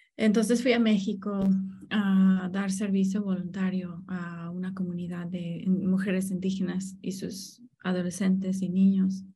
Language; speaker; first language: Spanish; non-native, fluent; English